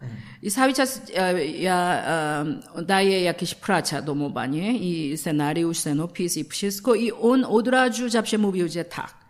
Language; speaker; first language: Polish; non-native, learner; Korean